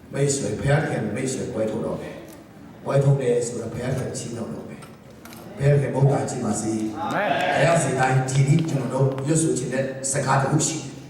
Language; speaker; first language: Burmese; non-native, local second language; Tedim Chin